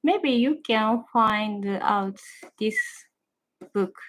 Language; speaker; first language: English; non-native, learner; Japanese